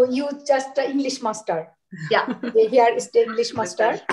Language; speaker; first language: English; non-native, learner; Bangla